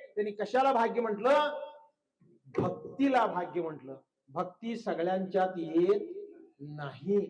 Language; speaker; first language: Marathi; non-native, local second language; Kannada